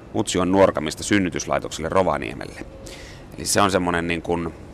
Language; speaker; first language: Finnish; native; Finnish